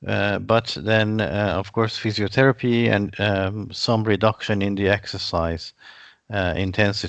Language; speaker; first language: English; non-native, fluent; Persian